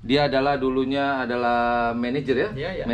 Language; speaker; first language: Indonesian; native; Indonesian